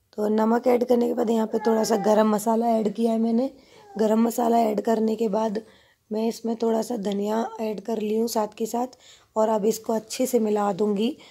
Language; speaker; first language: Hindi; native; Hindi